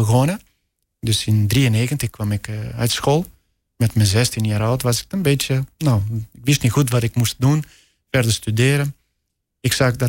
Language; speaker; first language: Dutch; non-native, fluent; Portuguese